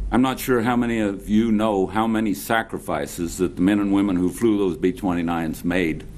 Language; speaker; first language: English; native; English